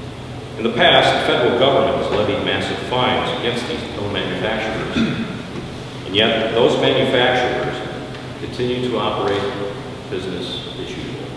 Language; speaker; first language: English; native; English